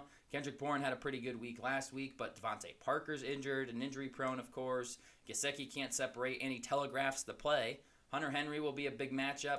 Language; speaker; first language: English; native; English